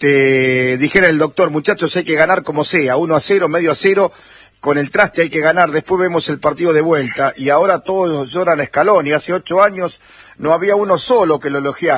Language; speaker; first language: Spanish; native; Spanish